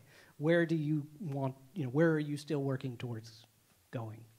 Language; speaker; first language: English; native; English